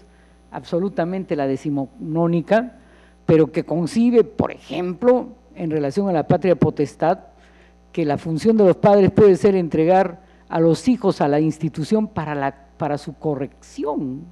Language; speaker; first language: Spanish; native; Spanish